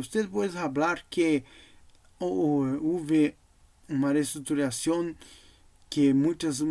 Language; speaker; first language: Portuguese; non-native, learner; Spanish